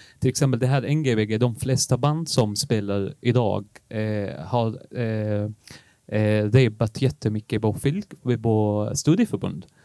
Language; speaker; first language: Swedish; non-native, fluent; Arabic